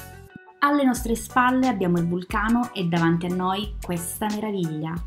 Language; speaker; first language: Italian; native; Italian